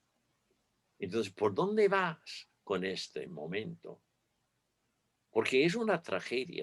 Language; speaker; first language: Spanish; non-native, fluent; English